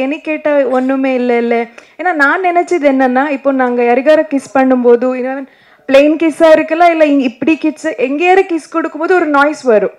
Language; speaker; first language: Tamil; non-native, learner; Kannada